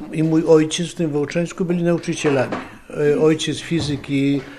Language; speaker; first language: Polish; early bilingual, other home language; Russian